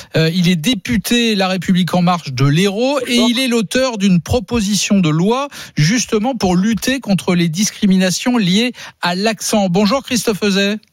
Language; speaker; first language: French; native; French